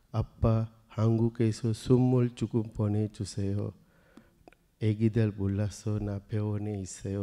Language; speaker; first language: Korean; non-native, learner; Sinhala